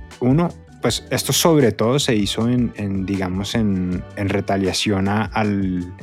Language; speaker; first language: Spanish; native; Spanish